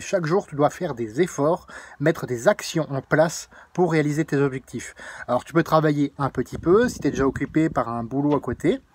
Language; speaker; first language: French; native; French